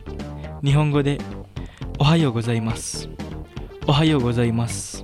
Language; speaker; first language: Japanese; non-native, fluent; Indonesian